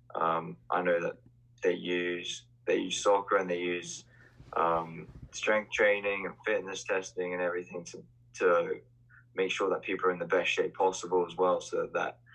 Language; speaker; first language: English; native; English